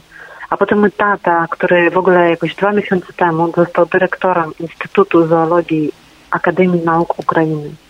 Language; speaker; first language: Polish; non-native, fluent; Ukrainian